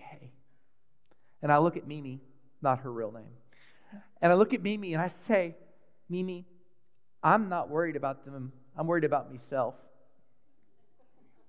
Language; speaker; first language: English; native; English